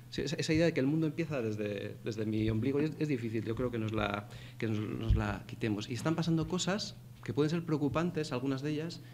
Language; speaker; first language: Spanish; native; Spanish